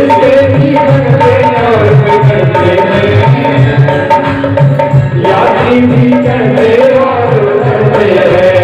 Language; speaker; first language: Hindi; native; Hindi